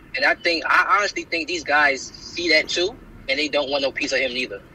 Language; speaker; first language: English; native; English